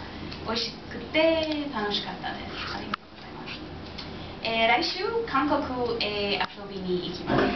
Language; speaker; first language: Japanese; non-native, learner; English